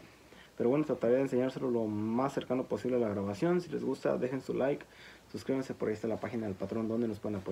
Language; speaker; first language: Spanish; native; Spanish